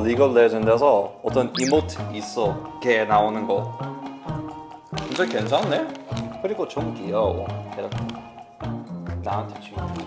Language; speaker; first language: Korean; non-native, fluent; English